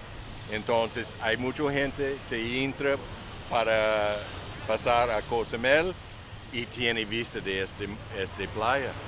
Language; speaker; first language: Spanish; non-native, learner; English